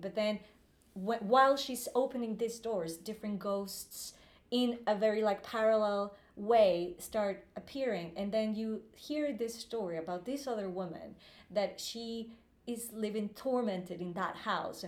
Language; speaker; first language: English; non-native, fluent; Spanish